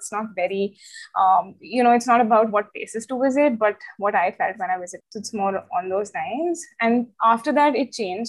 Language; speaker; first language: English; non-native, local second language; Hindi